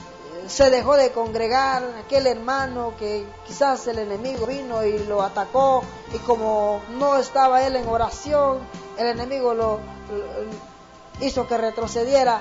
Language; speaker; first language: Spanish; native; Spanish